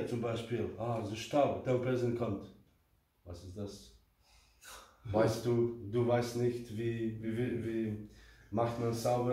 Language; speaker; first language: German; non-native, fluent; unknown